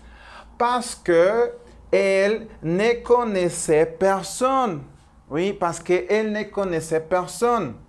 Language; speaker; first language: French; non-native, learner; Spanish